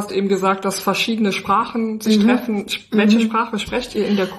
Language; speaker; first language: German; native; German